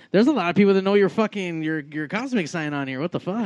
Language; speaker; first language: English; native; English